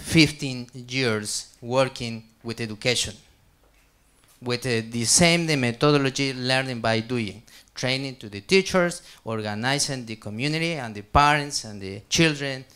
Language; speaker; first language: English; non-native, learner; Spanish